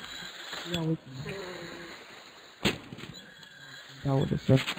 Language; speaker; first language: Chinese; non-native, fluent; Indonesian